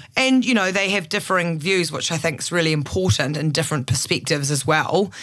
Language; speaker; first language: English; native; English